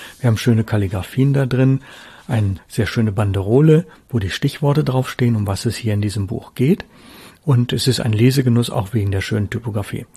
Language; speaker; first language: German; native; German